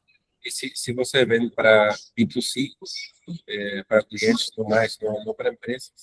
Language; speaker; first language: Portuguese; non-native, learner; Spanish